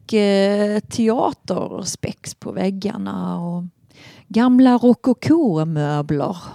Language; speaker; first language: Swedish; native; Swedish